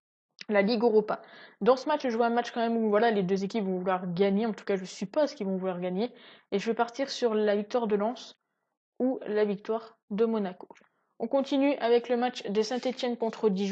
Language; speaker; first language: French; native; French